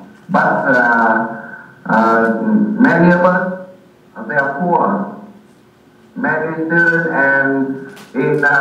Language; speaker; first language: English; non-native, learner; Vietnamese